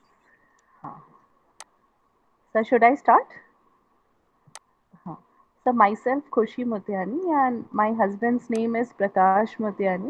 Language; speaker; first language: English; non-native, learner; Hindi